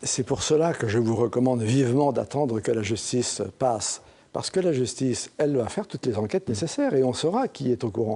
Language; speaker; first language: French; native; French